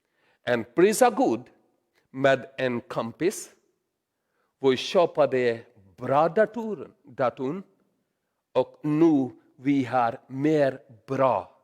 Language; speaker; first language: Swedish; non-native, learner; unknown